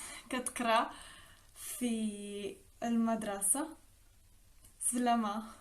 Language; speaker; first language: Arabic; non-native, learner; Spanish